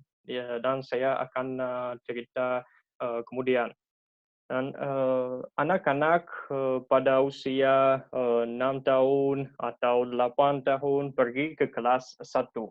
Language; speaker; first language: Indonesian; non-native, learner; Russian